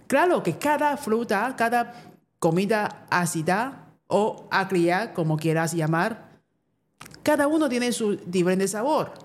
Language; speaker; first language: Spanish; non-native, fluent; Chinese